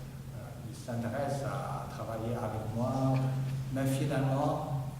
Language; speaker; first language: French; non-native, fluent; Chinese